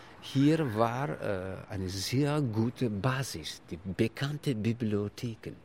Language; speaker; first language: German; non-native, learner; Tajik